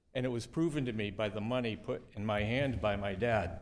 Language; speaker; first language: English; native; English